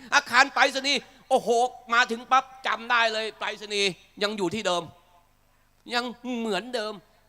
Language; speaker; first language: Thai; native; Thai